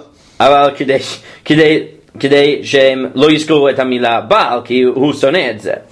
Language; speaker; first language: Hebrew; non-native, fluent; English